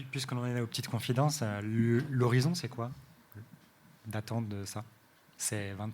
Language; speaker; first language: French; native; French